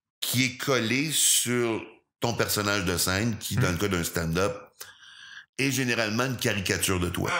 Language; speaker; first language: French; native; French